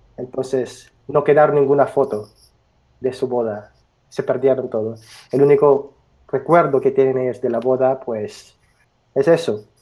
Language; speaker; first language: Spanish; non-native, fluent; Filipino